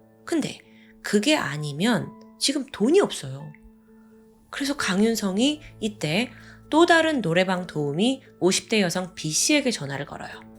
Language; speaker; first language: Korean; native; Korean